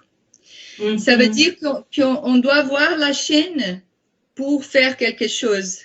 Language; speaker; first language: French; non-native, fluent; Portuguese